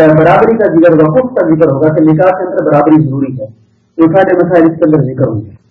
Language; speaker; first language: Urdu; native; Urdu